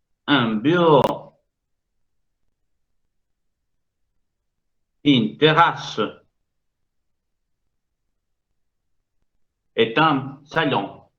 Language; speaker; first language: French; non-native, fluent; Spanish